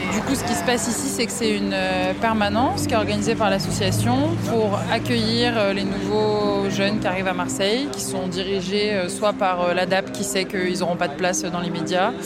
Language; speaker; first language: French; native; French